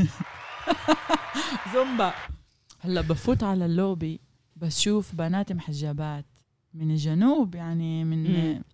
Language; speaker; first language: Arabic; non-native, fluent; Hebrew